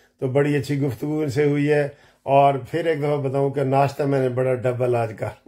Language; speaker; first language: Urdu; non-native, local second language; Punjabi